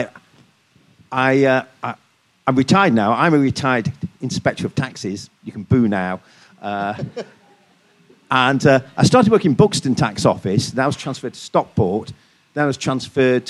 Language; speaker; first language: English; native; English